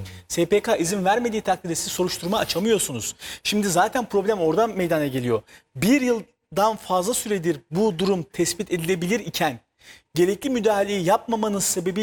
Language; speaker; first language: Turkish; native; Turkish